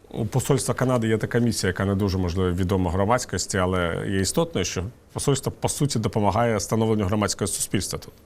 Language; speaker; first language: Ukrainian; native; Ukrainian